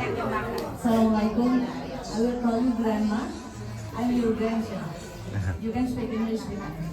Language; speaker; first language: English; non-native, learner; Indonesian